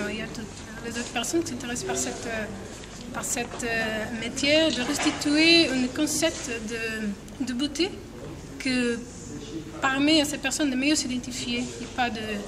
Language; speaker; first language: French; non-native, fluent; Portuguese